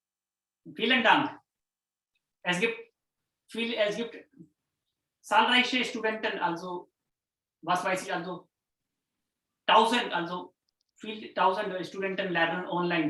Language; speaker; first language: German; non-native, fluent; Hindi